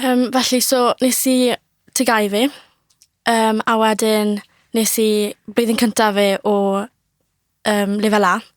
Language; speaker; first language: Welsh; native; Welsh